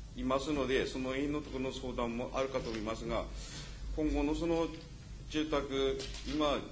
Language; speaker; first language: Japanese; native; Japanese